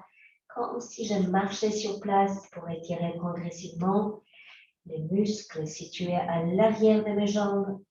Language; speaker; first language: French; native; French